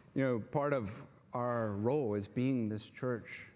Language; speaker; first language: English; native; English